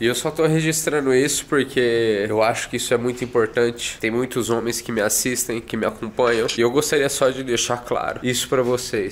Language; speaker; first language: Portuguese; native; Portuguese